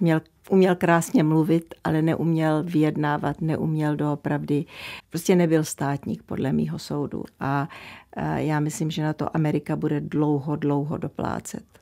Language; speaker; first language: Czech; early bilingual, heritage; Czech